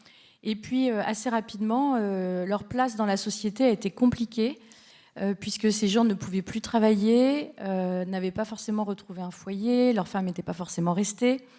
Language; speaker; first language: French; native; French